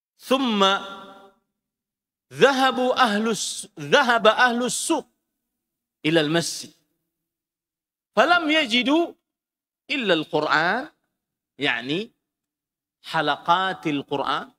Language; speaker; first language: Arabic; non-native, fluent; Indonesian